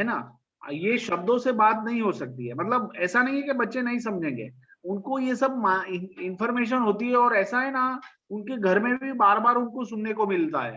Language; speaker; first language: Hindi; native; Hindi